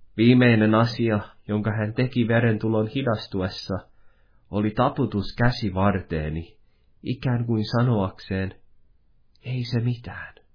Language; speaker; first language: Finnish; native; Finnish